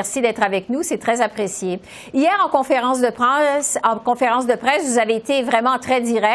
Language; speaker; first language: French; native; French